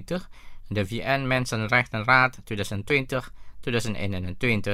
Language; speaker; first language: Dutch; non-native, fluent; Indonesian